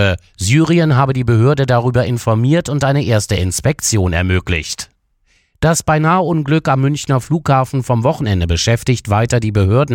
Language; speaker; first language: German; native; German